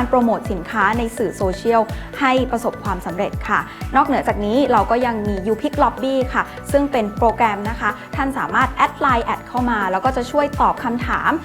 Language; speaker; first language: Thai; native; Thai